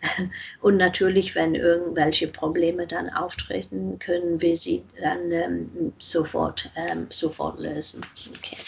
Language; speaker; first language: German; non-native, fluent; English